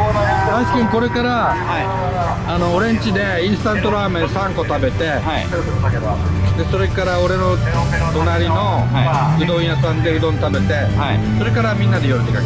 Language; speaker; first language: Japanese; native; Japanese